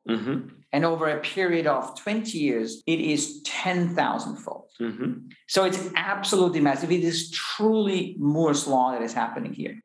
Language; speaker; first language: English; non-native, fluent; German